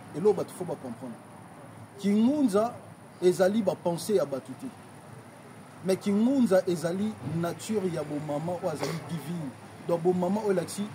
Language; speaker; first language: Lingala; non-native, local second language; Kongo